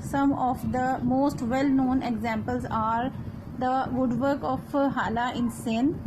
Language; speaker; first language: English; non-native, local second language; Urdu